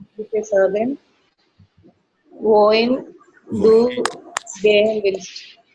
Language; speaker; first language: German; non-native, learner; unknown